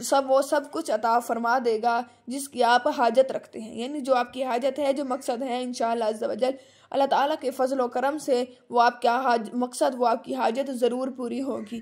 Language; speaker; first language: Urdu; native; Urdu